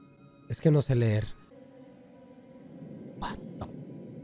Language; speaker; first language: Spanish; native; Spanish